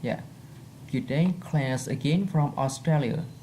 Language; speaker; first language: English; non-native, fluent; Vietnamese